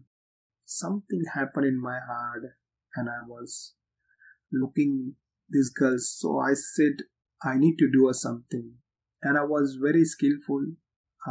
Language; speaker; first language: English; non-native, local second language; Hindi